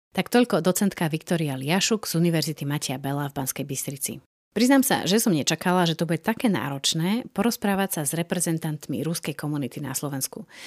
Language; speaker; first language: Slovak; native; Slovak